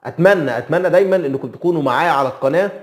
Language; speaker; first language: Arabic; native; Arabic